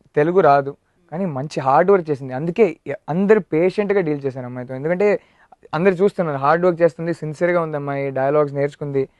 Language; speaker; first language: Telugu; non-native, fluent; Tamil